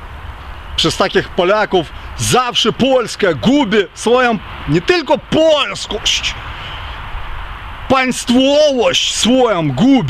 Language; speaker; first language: Polish; early bilingual, heritage; Ukrainian